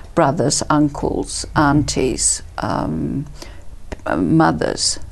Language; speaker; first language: English; early bilingual, other home language; Italian